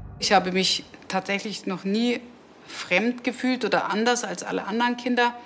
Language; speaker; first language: German; early bilingual, other home language; Turkish